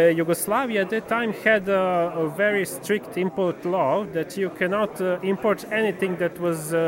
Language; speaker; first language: English; non-native, fluent; Serbian